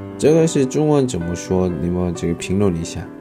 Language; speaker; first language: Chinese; non-native, learner; Korean